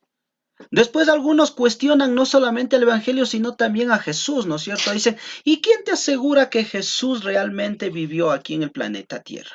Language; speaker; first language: Spanish; native; Spanish